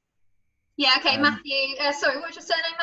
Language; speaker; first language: English; native; English